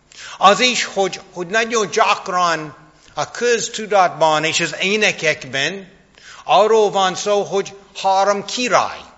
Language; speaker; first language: Hungarian; non-native, fluent; English